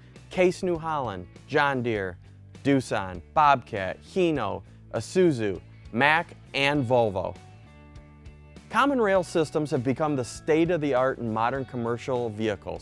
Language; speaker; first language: English; native; English